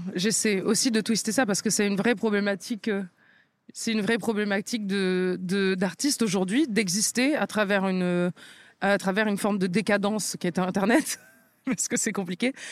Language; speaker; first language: French; native; French